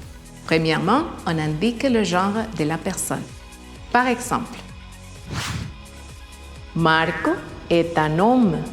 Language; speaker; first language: French; non-native, fluent; Spanish